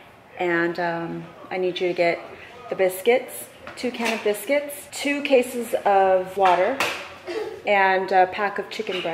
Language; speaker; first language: English; native; English